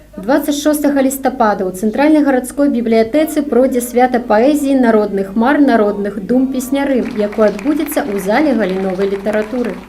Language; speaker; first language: Belarusian; native; Belarusian